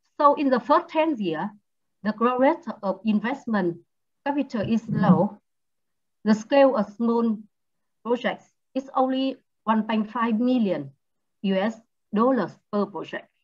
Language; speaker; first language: English; non-native, learner; Vietnamese